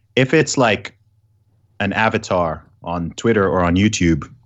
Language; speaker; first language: English; early bilingual, other home language; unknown